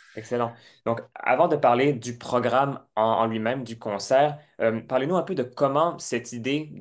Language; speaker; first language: French; native; French